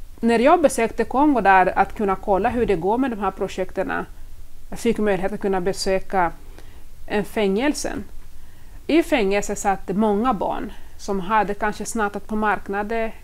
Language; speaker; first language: Swedish; non-native, fluent; Swahili